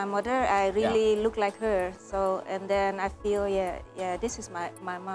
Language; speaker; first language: English; non-native, learner; Dutch